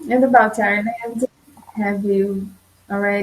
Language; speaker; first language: English; non-native, learner; Portuguese